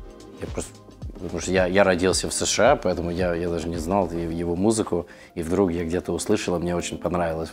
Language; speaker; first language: Russian; early bilingual, heritage; Russian